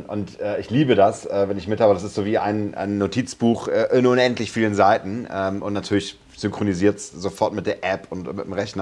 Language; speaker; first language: German; native; German